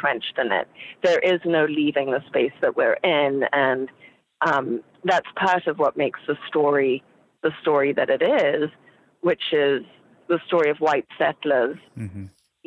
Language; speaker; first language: English; native; English